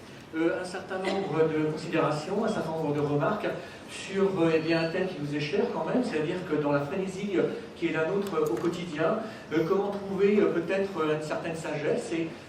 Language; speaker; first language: French; native; French